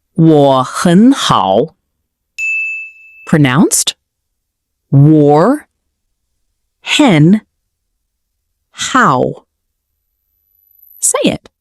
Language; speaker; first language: Chinese; non-native, learner; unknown